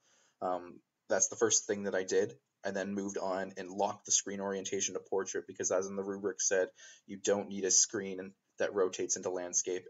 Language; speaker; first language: English; native; English